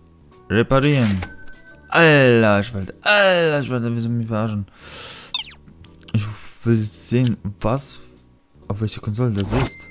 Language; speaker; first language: German; non-native, fluent; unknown